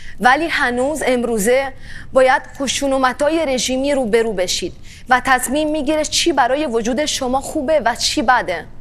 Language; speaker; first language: Persian; early bilingual, heritage; Italian